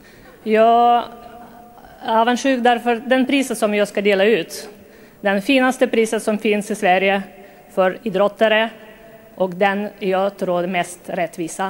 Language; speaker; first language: Swedish; non-native, fluent; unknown